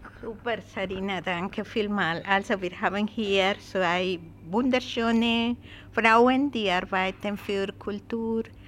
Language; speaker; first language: German; non-native, learner; Spanish